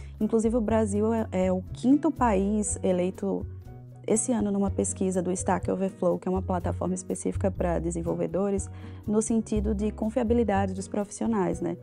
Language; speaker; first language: Portuguese; native; Portuguese